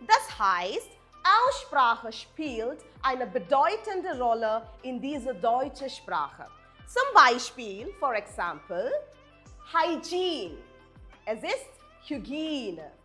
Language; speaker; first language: German; non-native, fluent; Malayalam